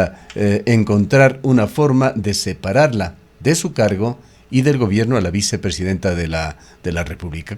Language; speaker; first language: Spanish; native; Spanish